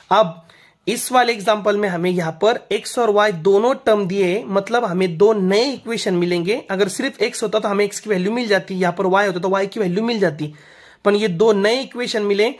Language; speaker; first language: Hindi; non-native, local second language; Marathi